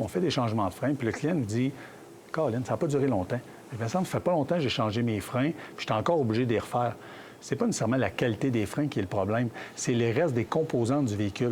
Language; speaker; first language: French; native; French